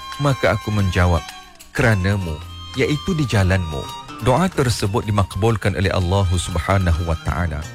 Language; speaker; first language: Malay; native; Malay